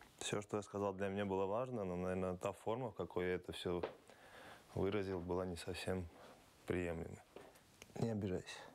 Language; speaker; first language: Russian; non-native, local second language; Georgian